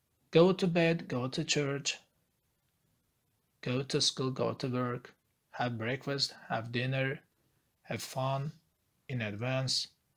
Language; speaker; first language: English; non-native, fluent; Azerbaijani